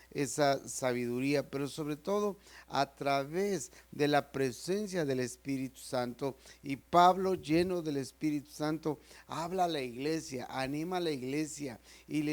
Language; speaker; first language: Spanish; native; Spanish